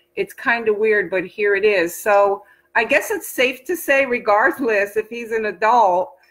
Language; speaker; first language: English; native; English